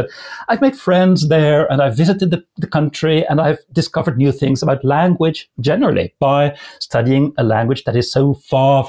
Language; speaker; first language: English; non-native, fluent; Limburgish